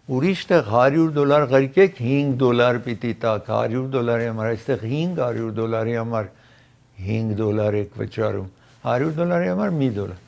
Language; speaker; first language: Armenian; native; Armenian